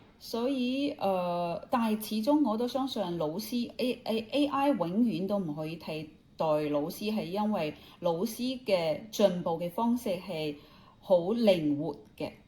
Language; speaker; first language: Cantonese; non-native, local second language; Chinese